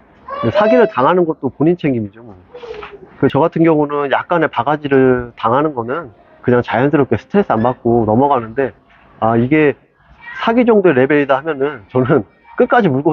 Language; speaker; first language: Korean; native; Korean